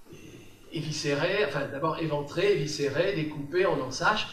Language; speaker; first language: French; native; French